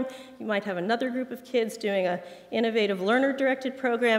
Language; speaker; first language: English; native; English